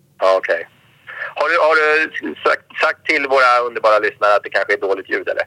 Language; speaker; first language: Swedish; native; Swedish